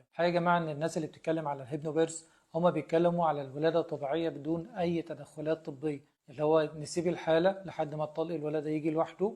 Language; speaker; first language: Arabic; native; Arabic